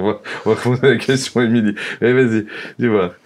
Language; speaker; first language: French; native; French